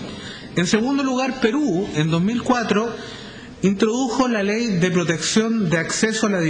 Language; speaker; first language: Spanish; native; Spanish